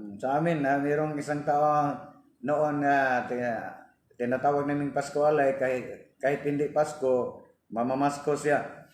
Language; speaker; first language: Filipino; non-native, local second language; Cebuano